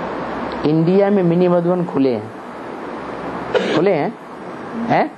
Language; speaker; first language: Hindi; native; Hindi